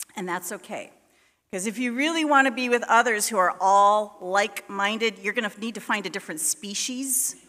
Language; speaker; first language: English; native; English